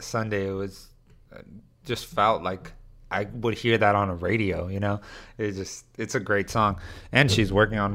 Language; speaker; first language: English; early bilingual, other home language; Spanish